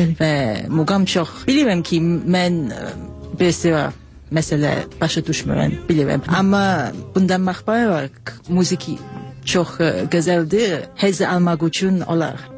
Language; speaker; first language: Azerbaijani; non-native, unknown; English